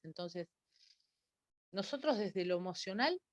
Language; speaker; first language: Spanish; native; Spanish